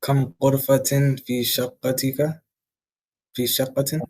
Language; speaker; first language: Arabic; non-native, learner; English